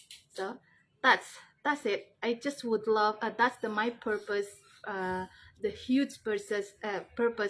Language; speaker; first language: English; non-native, learner; Indonesian